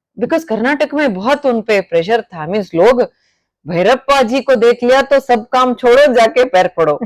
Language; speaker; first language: Hindi; non-native, local second language; Kannada